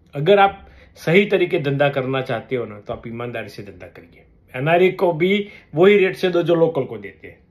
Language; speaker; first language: Hindi; non-native, local second language; Gujarati